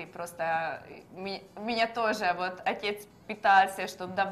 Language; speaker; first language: Russian; non-native, learner; Hungarian